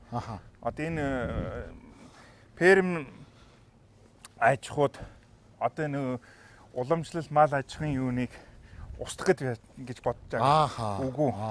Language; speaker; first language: Mongolian; non-native, fluent; English